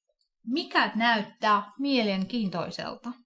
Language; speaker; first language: Finnish; non-native, fluent; Russian